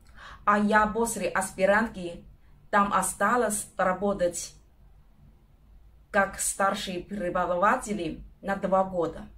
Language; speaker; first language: Russian; non-native, learner; Chinese